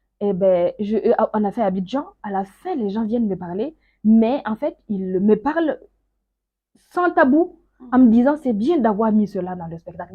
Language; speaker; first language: French; non-native, local second language; Mossi